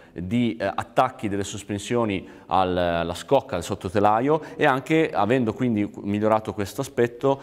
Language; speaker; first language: Italian; native; Italian